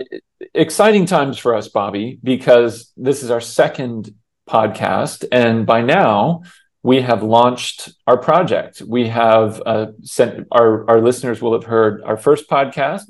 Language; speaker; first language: English; native; English